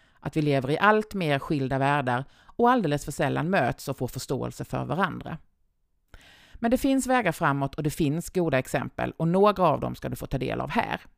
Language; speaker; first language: Swedish; native; Swedish